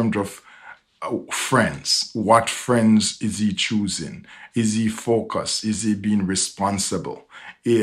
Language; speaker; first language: English; non-native, local second language; Jamaican Creole English